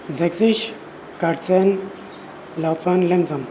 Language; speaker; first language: German; non-native, learner; Urdu